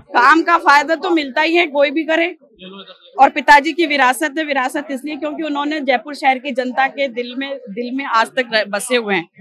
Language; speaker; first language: Hindi; native; Hindi